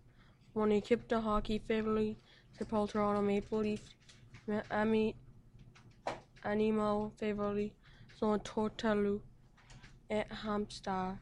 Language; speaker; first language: French; non-native, local second language; English